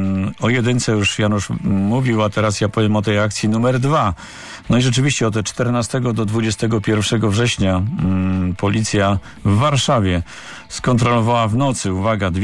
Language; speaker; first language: Polish; native; Polish